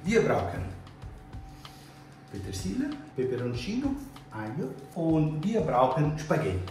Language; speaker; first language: German; non-native, fluent; Italian